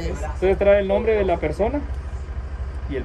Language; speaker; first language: Spanish; native; Spanish